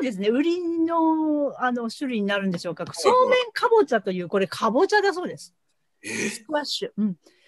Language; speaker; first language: Japanese; native; Japanese